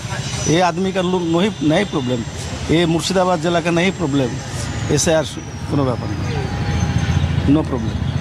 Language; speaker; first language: Hindi; non-native, local second language; Bangla